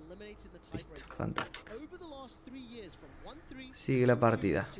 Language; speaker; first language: Spanish; native; Spanish